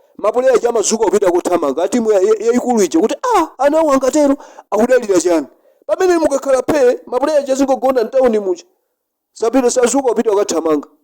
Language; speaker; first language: Nyanja; native; Nyanja